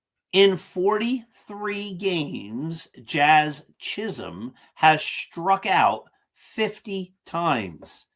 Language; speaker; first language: English; native; English